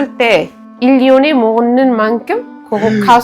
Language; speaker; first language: Korean; non-native, fluent; Arabic